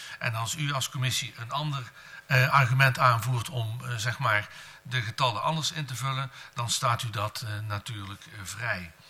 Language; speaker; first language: Dutch; native; Dutch